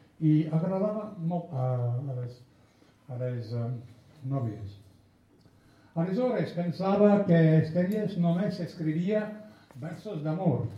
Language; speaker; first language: Catalan; non-native, fluent; English